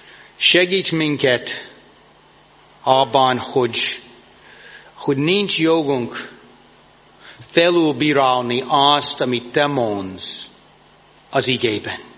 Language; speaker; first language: Hungarian; non-native, learner; English